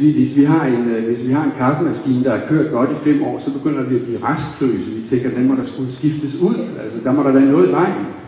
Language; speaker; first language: Danish; native; Danish